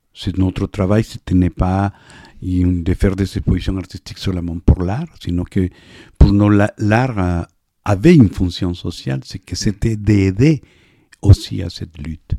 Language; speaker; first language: French; non-native, fluent; Spanish